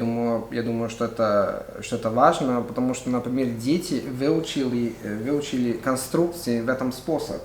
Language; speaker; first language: Russian; non-native, fluent; Italian